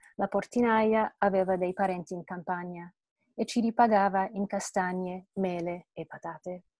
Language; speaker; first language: Italian; non-native, fluent; English